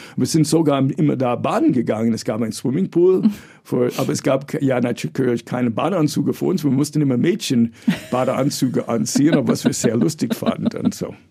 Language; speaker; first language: German; early bilingual, other home language; English